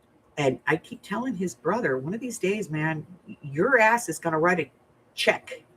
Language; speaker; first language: English; native; English